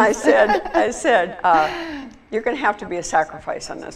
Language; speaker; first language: English; native; English